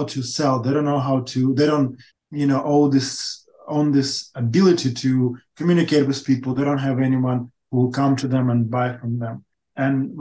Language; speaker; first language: English; non-native, fluent; Ukrainian